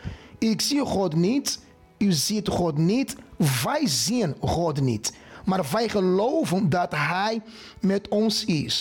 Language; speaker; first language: Dutch; non-native, fluent; Portuguese